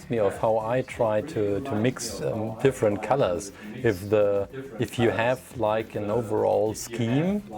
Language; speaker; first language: English; non-native, fluent; German